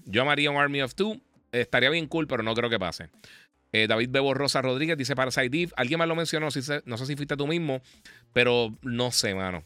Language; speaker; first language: Spanish; native; Spanish